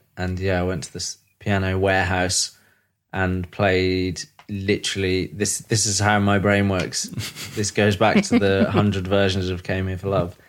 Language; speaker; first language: English; native; English